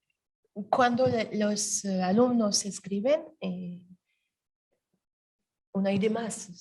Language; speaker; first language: Spanish; non-native, learner; French